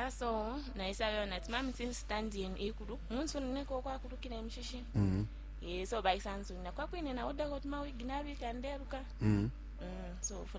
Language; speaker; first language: English; non-native, local second language; Bemba